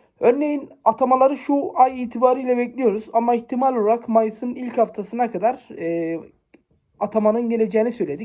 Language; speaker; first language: Turkish; native; Turkish